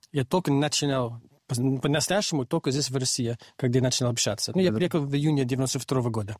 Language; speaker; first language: Russian; non-native, fluent; English